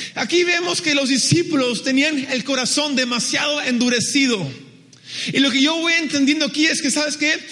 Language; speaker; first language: Spanish; early bilingual, other home language; English